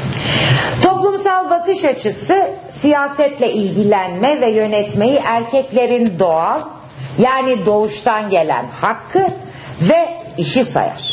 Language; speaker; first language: Turkish; native; Turkish